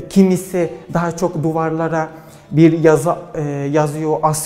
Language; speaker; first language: Turkish; non-native, fluent; Arabic